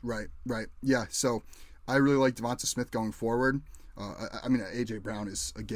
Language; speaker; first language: English; native; English